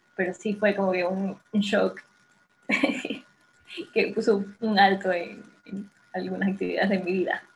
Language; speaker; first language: Spanish; native; Spanish